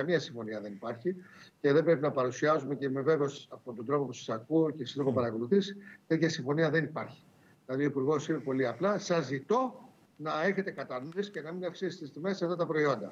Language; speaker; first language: Greek; native; Greek